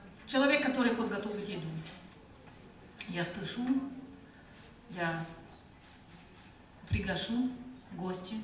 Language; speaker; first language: Russian; non-native, learner; German